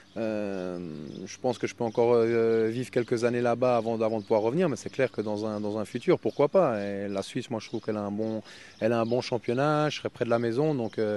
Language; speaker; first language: French; native; French